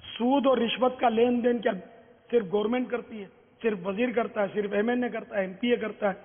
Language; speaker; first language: Urdu; non-native, local second language; Memoni